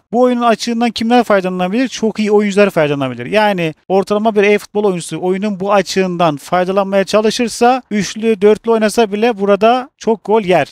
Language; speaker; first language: Turkish; native; Turkish